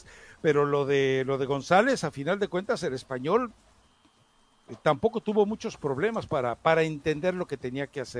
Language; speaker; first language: Spanish; native; Spanish